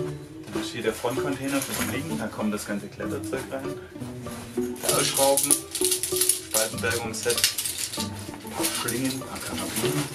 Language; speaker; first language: German; native; German